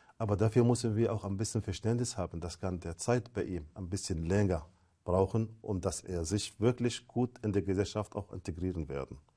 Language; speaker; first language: German; non-native, fluent; Arabic